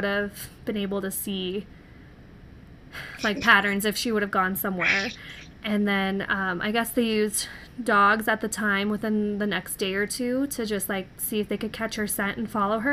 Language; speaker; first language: English; native; English